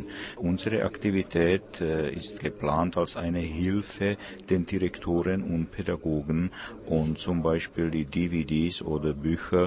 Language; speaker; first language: German; non-native, fluent; Czech